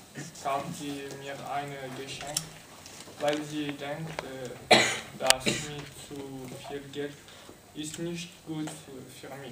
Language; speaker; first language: German; non-native, learner; French